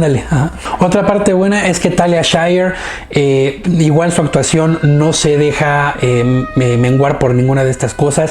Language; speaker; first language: Spanish; native; Spanish